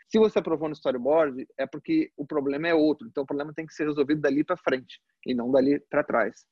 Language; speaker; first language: Portuguese; early bilingual, other home language; Spanish